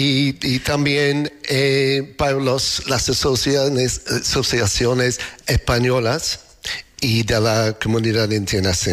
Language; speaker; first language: Spanish; non-native, learner; English